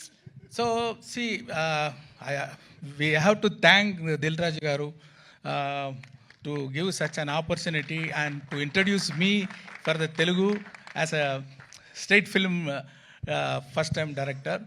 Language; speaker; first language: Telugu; non-native, fluent; Tamil